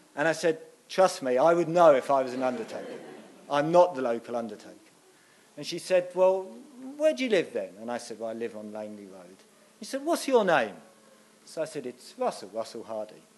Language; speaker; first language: English; native; English